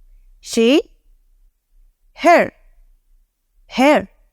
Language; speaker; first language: English; non-native, fluent; Spanish